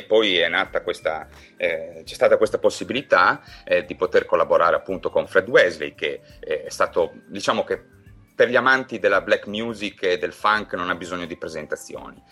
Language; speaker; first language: Italian; native; Italian